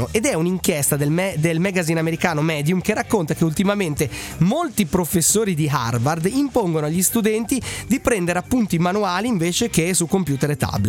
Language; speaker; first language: Italian; native; Italian